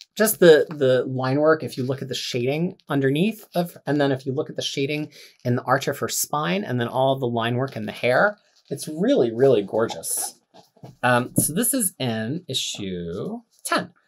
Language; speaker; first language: English; native; English